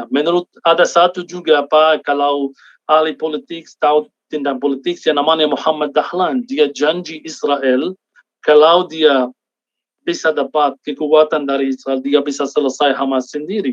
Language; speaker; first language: Indonesian; non-native, fluent; Arabic